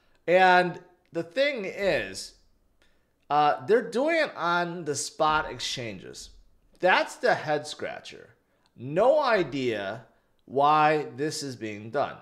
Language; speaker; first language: English; native; English